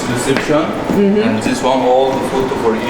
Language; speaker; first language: English; non-native, learner; Arabic